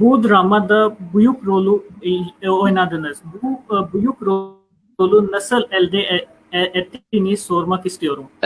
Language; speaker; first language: Turkish; non-native, fluent; Urdu